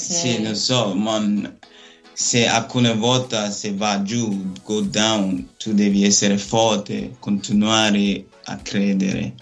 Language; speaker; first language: Italian; non-native, learner; Nigerian Pidgin